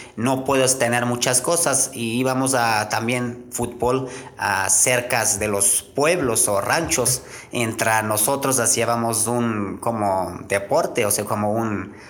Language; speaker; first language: Spanish; non-native, learner; Turkish